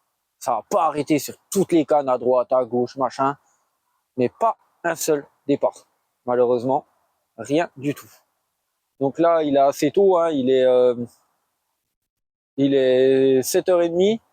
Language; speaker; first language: French; native; French